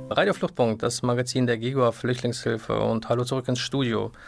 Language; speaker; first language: German; native; German